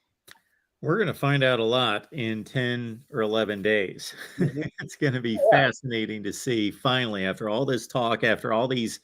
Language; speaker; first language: English; native; English